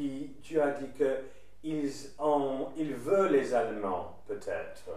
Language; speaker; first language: French; non-native, learner; English